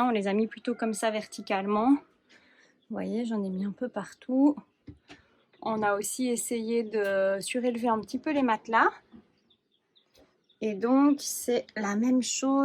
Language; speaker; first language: French; native; French